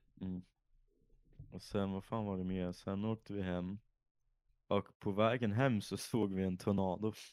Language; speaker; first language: Swedish; native; Swedish